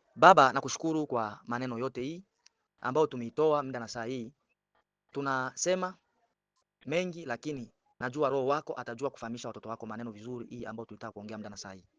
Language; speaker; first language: Swahili; native; Swahili